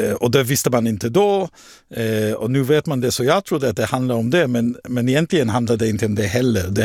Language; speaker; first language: Swedish; non-native, fluent; Hebrew